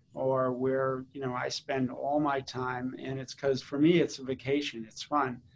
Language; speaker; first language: English; native; English